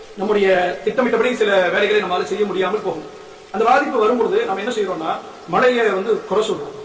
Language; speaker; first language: Tamil; native; Tamil